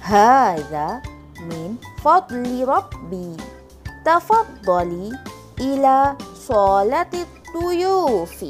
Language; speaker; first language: Arabic; non-native, fluent; Malay